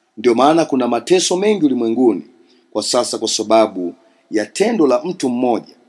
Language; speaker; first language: Swahili; non-native, local second language; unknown